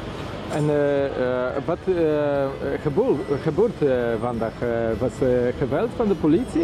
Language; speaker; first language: Dutch; non-native, learner; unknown